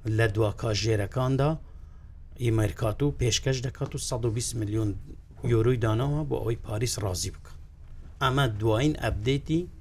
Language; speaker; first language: Central Kurdish; non-native, local second language; Kurdish